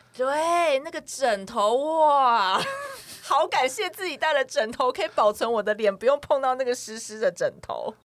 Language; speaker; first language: Chinese; native; Chinese